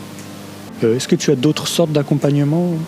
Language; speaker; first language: French; native; French